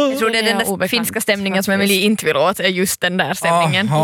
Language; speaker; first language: Swedish; native; Swedish